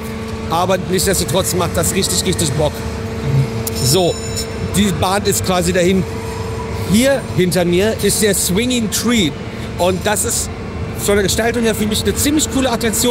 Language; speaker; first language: German; native; German